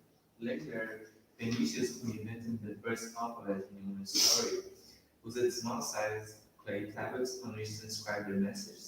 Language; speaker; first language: English; non-native, learner; Portuguese